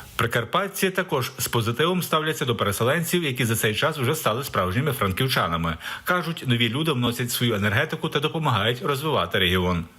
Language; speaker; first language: Ukrainian; native; Ukrainian